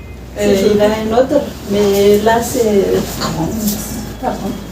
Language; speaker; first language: French; non-native, learner; Malagasy